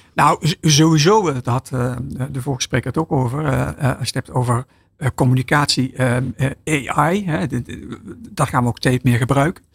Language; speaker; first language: Dutch; native; Dutch